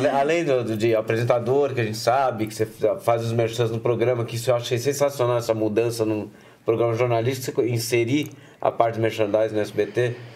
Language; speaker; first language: Portuguese; native; Portuguese